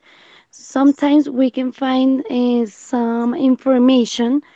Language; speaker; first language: English; non-native, learner; Spanish